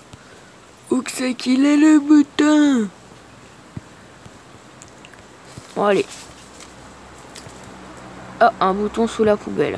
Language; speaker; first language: French; native; French